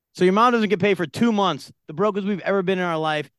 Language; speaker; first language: English; native; English